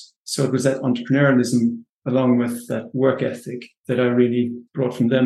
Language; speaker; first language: English; native; English